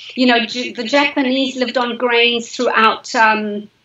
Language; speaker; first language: English; native; English